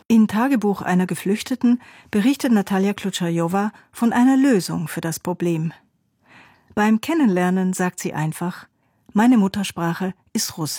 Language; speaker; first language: German; native; German